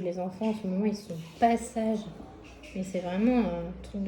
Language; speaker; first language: French; native; French